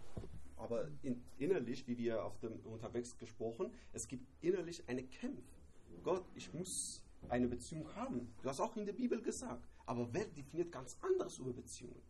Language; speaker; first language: German; non-native, learner; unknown